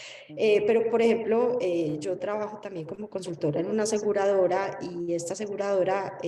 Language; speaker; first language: Spanish; native; Spanish